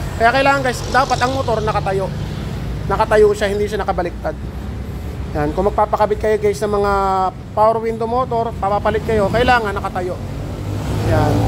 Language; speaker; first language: Filipino; native; Filipino